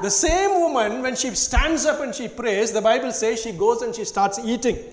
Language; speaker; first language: English; non-native, local second language; Tamil